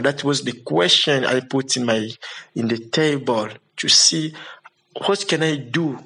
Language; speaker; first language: English; non-native, learner; Lingala